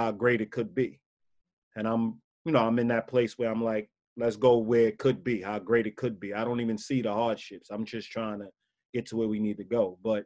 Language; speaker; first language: English; native; English